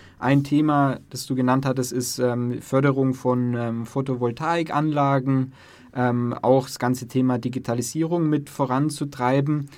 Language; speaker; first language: German; native; German